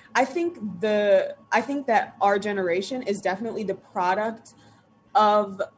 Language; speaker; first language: English; native; English